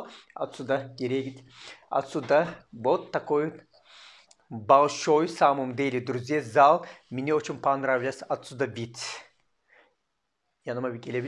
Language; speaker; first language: Russian; non-native, learner; Turkish